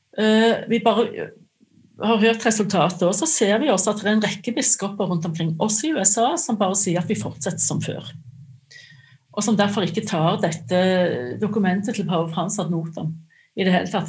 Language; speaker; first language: Norwegian; native; Norwegian